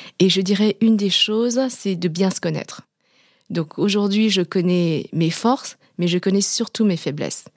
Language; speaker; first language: French; early bilingual, other home language; Vietnamese